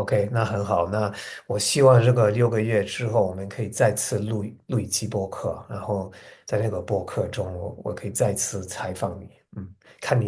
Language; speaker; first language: Chinese; non-native, fluent; English